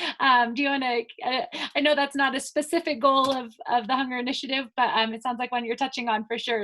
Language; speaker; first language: English; native; English